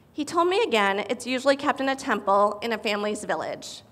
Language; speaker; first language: English; native; English